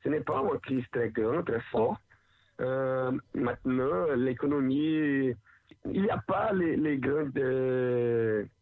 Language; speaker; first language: French; non-native, learner; Portuguese